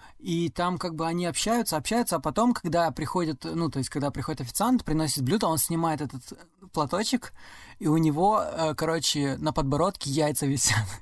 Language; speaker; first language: Russian; native; Russian